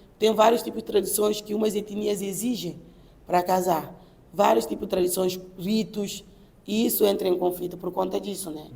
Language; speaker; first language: Portuguese; non-native, local second language; Upper Guinea Crioulo